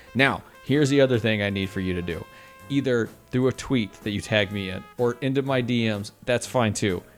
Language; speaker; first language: English; native; English